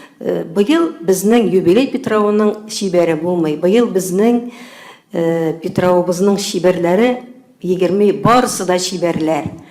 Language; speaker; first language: Tatar; native; Tatar